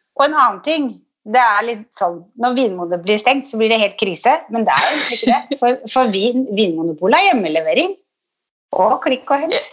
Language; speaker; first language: Norwegian; native; Norwegian